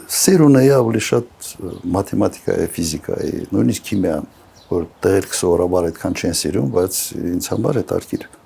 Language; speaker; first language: Armenian; native; Armenian